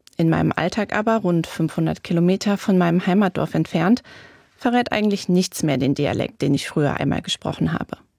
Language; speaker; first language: German; native; German